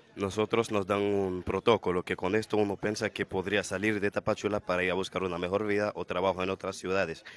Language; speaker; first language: Spanish; non-native, fluent; Haitian Creole